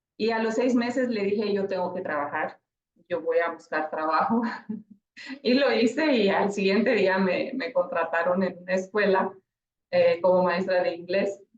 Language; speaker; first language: Spanish; non-native, fluent; Romanian